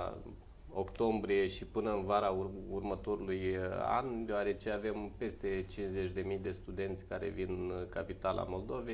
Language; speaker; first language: Romanian; native; Romanian